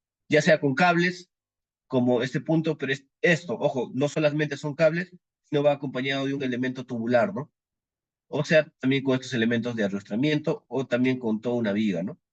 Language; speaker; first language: Spanish; native; Spanish